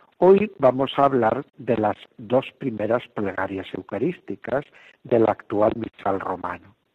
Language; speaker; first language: Spanish; native; Spanish